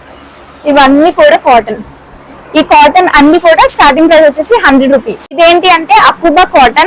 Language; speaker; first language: Telugu; native; Telugu